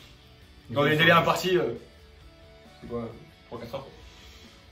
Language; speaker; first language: French; native; French